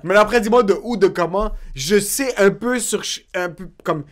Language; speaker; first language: French; native; French